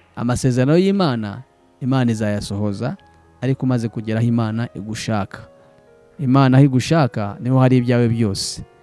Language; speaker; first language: Kinyarwanda; early bilingual, heritage; Kinyarwanda